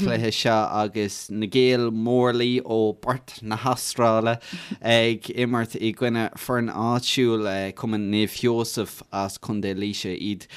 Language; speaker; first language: Irish; native; Irish